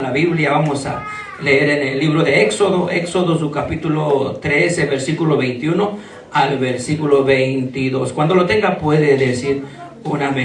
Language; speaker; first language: Spanish; native; Spanish